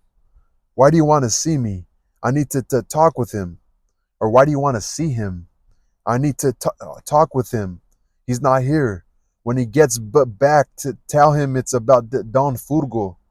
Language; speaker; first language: English; native; English